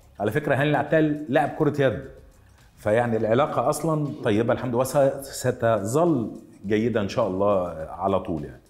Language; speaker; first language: Arabic; native; Arabic